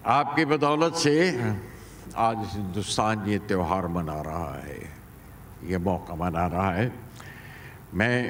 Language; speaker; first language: Hindi; native; Hindi